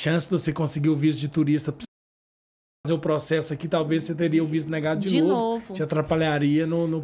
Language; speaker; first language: Portuguese; native; Portuguese